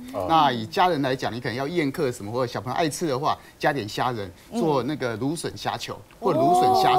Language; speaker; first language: Chinese; native; Chinese